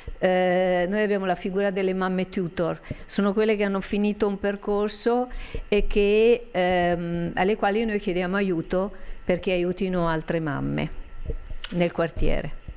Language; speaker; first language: Italian; native; Italian